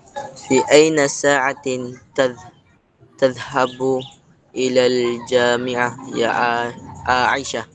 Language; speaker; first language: Arabic; non-native, learner; Filipino